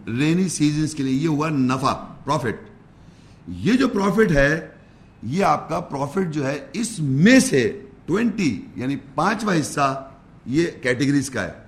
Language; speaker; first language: Urdu; native; Urdu